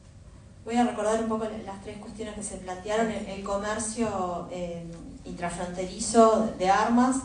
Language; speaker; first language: Spanish; native; Spanish